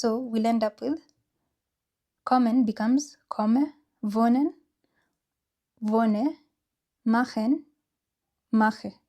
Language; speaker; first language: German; non-native, fluent; English